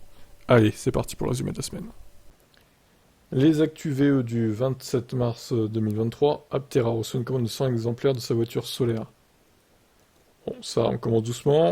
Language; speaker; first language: French; native; French